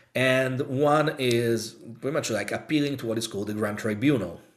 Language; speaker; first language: English; non-native, fluent; Italian